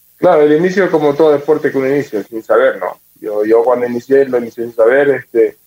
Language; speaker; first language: Spanish; native; Spanish